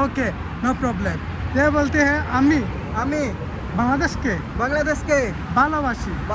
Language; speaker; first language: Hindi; non-native, learner; Bangla